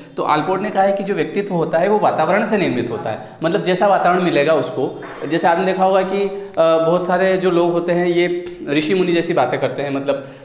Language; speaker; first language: Hindi; native; Hindi